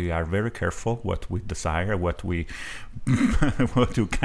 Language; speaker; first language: English; non-native, fluent; Italian